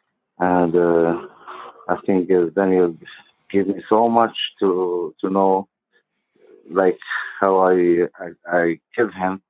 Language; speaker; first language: English; non-native, learner; Arabic